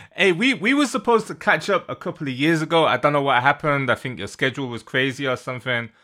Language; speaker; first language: English; native; English